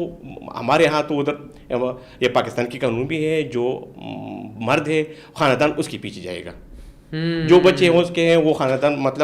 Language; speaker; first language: Urdu; non-native, local second language; Pashto